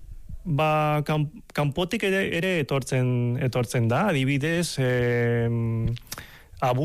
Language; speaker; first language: Basque; non-native, local second language; Spanish